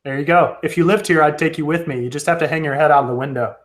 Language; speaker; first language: English; native; English